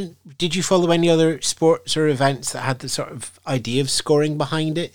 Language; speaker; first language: English; native; English